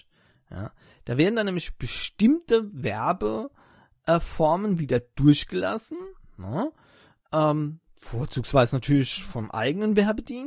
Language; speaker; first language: German; native; German